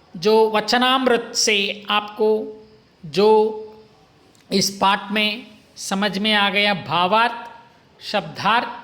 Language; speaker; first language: Hindi; non-native, local second language; Kannada